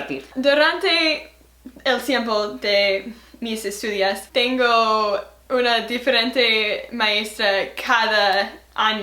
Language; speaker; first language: Spanish; non-native, learner; English